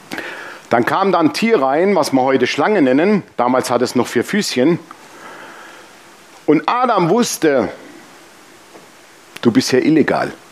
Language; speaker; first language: German; native; German